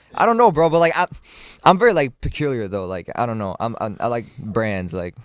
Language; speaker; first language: English; native; English